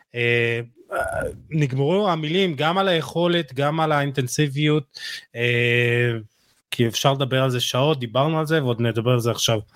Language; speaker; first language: Hebrew; native; Hebrew